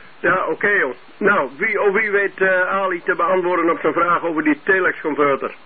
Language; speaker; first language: Dutch; native; Dutch